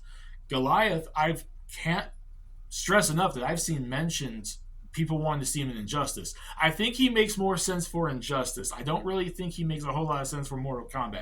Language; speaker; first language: English; native; English